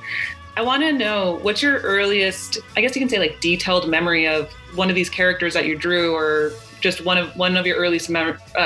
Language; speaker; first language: English; early bilingual, other home language; Spanish